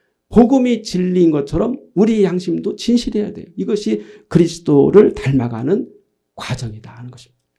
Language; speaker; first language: Korean; native; Korean